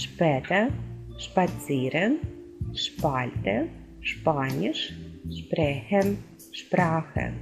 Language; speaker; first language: German; non-native, fluent; Ukrainian